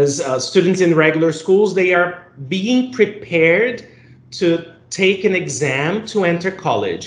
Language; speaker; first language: English; non-native, fluent; Portuguese